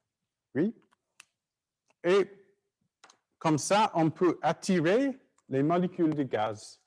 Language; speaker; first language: French; non-native, fluent; English